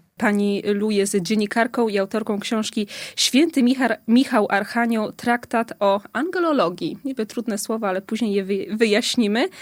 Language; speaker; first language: Polish; native; Polish